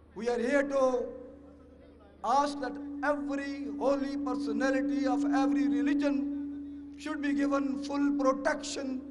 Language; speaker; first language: English; non-native, local second language; Urdu